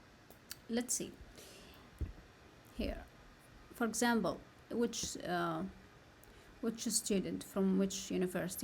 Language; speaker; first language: English; non-native, learner; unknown